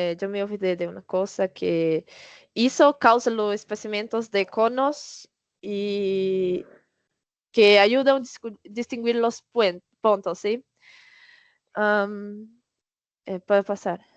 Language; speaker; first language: Spanish; non-native, learner; Portuguese